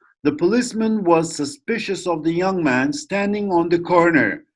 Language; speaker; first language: English; non-native, fluent; Turkish